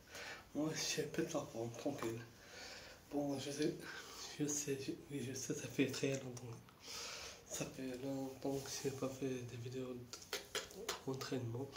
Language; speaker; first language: French; non-native, fluent; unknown